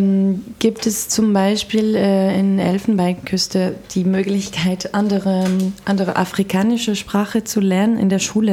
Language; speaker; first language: German; non-native, fluent; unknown